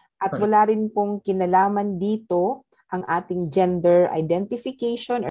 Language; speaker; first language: Filipino; non-native, local second language; Cebuano